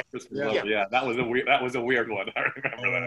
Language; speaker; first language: English; native; English